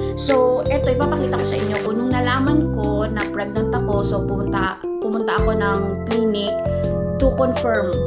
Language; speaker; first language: Filipino; native; Filipino